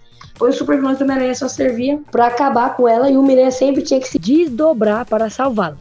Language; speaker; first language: Portuguese; native; Portuguese